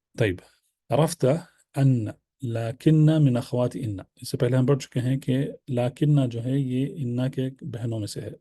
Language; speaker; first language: Urdu; native; Urdu